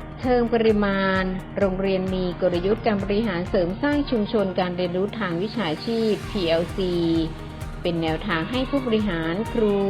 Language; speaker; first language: Thai; native; Thai